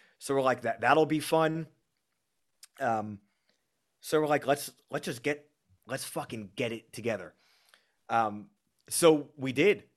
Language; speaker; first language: English; native; English